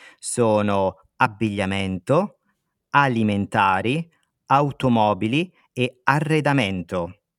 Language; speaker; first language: Italian; native; Italian